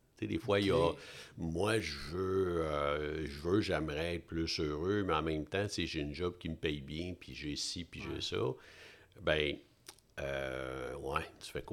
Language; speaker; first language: French; native; French